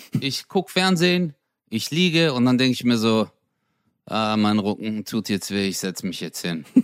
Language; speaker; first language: German; early bilingual, other home language; Turkish